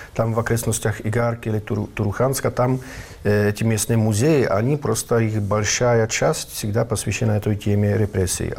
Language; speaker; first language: Russian; non-native, fluent; Czech